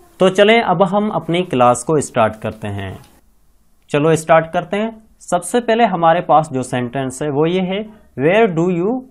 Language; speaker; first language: Urdu; non-native, local second language; Sindhi